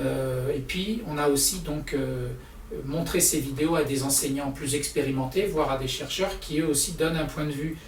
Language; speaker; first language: French; native; French